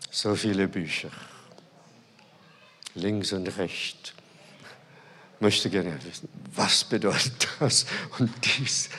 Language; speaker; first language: German; non-native, fluent; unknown